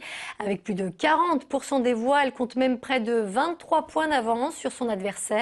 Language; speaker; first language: French; native; French